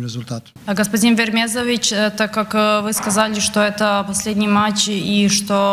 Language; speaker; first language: Russian; non-native, fluent; Serbian